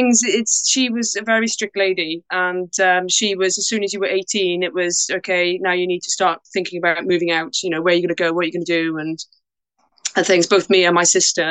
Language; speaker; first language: English; native; English